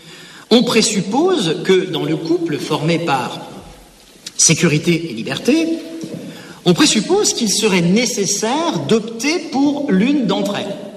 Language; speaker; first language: French; native; French